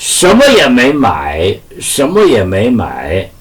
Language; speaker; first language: Chinese; non-native, fluent; Korean